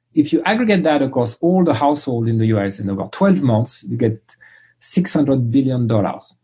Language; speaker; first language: English; non-native, fluent; French